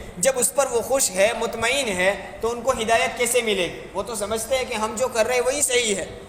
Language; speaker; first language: Urdu; native; Urdu